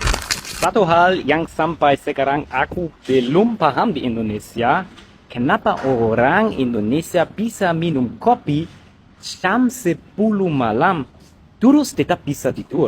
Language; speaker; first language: Indonesian; non-native, fluent; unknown